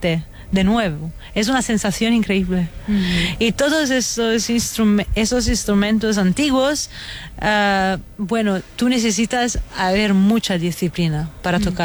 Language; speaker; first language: Spanish; non-native, fluent; Italian